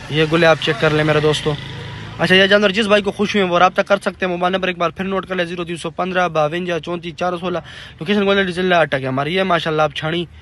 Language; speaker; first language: Urdu; non-native, local second language; Punjabi